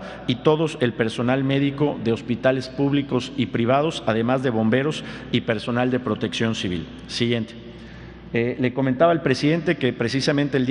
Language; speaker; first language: Spanish; native; Spanish